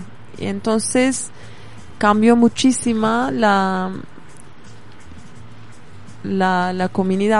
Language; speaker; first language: Spanish; non-native, fluent; Kurdish